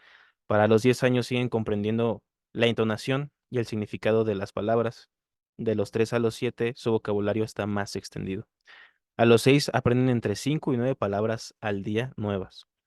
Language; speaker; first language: Spanish; native; Spanish